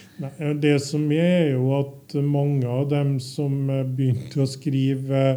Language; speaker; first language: Norwegian; native; Norwegian